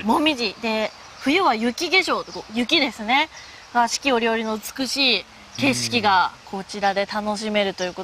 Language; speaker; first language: Japanese; native; Japanese